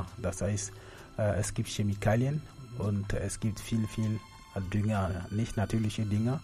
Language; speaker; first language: German; non-native, fluent; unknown